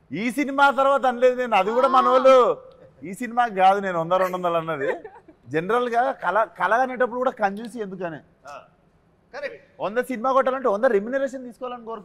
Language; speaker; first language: Telugu; native; Telugu